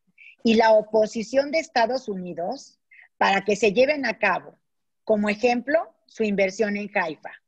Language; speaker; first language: Spanish; native; Spanish